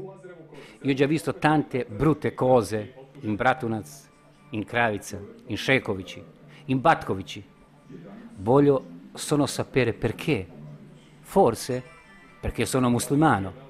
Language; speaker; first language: Italian; non-native, learner; Bosnian